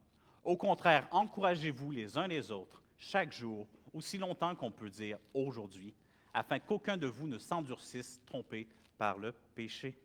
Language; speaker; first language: French; native; French